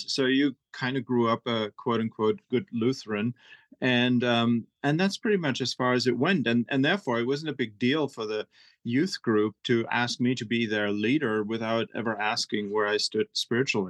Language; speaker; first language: English; non-native, fluent; German